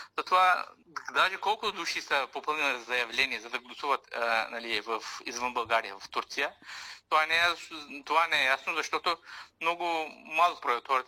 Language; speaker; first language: Bulgarian; non-native, local second language; Turkish